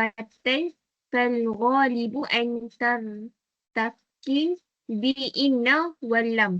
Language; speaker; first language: Arabic; non-native, learner; Malay